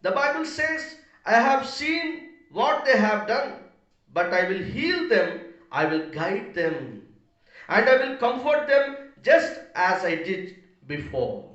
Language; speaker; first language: English; non-native, local second language; Telugu